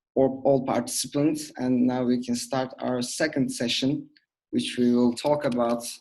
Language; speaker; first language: English; non-native, fluent; Turkish